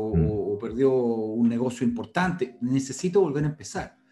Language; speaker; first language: Spanish; native; Spanish